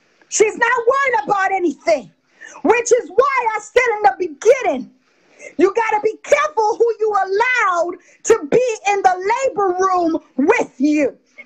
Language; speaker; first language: English; early bilingual, other home language; French